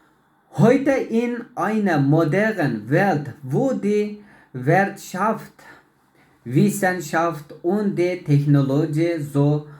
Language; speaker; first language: German; non-native, learner; Uyghur